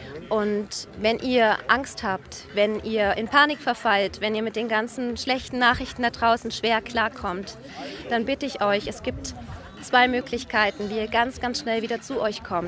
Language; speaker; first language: German; native; German